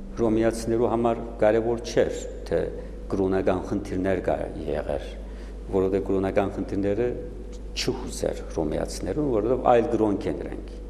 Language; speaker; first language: Armenian; native; Armenian